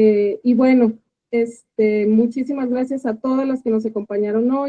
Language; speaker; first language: Spanish; native; Spanish